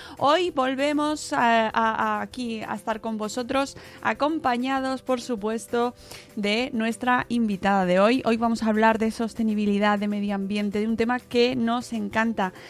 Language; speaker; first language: Spanish; native; Spanish